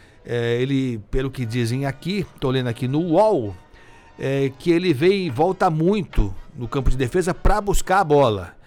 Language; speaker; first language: Portuguese; native; Portuguese